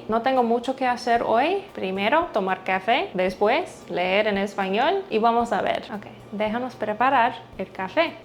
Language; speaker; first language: Spanish; non-native, learner; English